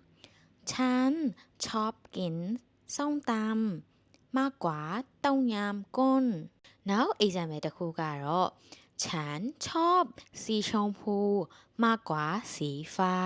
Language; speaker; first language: Thai; non-native, fluent; Burmese